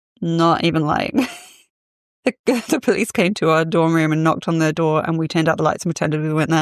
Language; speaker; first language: English; native; English